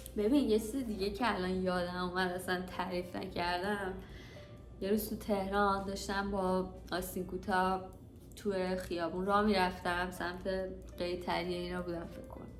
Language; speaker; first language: Persian; native; Persian